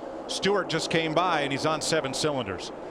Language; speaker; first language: English; native; English